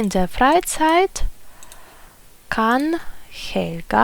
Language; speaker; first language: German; non-native, fluent; Ukrainian